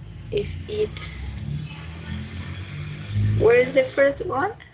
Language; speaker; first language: English; non-native, learner; Spanish